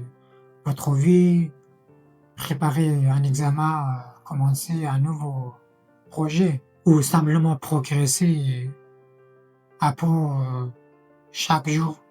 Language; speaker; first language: French; non-native, fluent; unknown